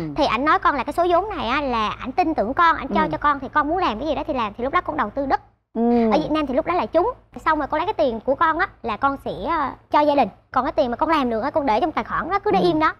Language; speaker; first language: Vietnamese; native; Vietnamese